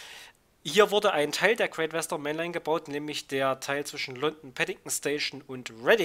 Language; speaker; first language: German; native; German